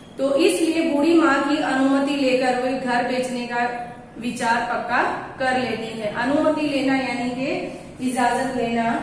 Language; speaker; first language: Hindi; non-native, local second language; Gujarati